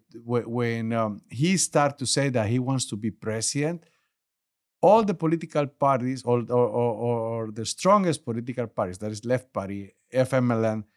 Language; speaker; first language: English; non-native, learner; Spanish